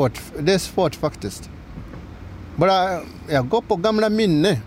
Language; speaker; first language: Swedish; non-native, learner; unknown